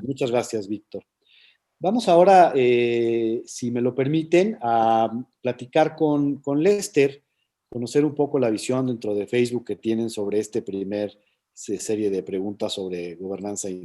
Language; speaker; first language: Spanish; native; Spanish